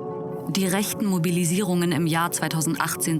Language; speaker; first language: German; native; German